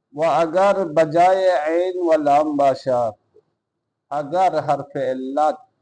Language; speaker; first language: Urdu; non-native, local second language; Balti